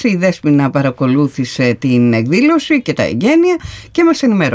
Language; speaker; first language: Greek; native; Greek